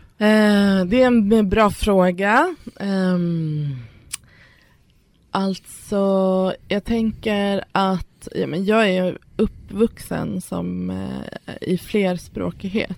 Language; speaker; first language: Swedish; early bilingual, other home language; Persian